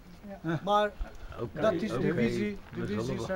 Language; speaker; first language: Dutch; non-native, fluent; Macedonian